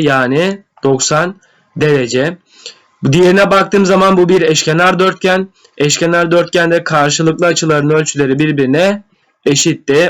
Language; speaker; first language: Turkish; native; Turkish